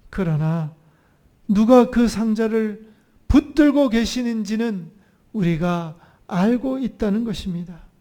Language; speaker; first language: Korean; native; Korean